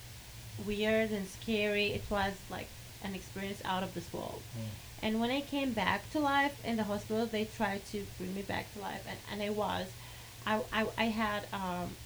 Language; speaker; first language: English; non-native, fluent; Arabic